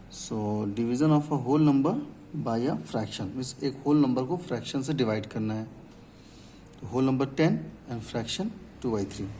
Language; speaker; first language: English; non-native, local second language; Hindi